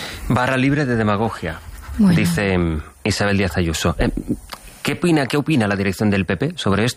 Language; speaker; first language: Spanish; native; Spanish